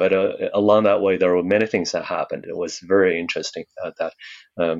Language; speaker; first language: English; non-native, fluent; Chinese